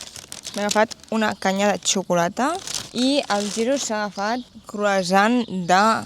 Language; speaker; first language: Catalan; native; Catalan